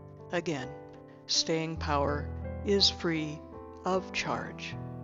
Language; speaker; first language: English; native; English